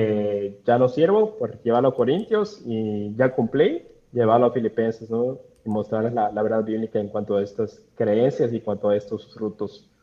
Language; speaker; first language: Spanish; native; Spanish